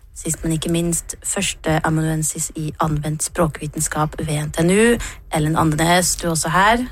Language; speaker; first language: Norwegian; native; Norwegian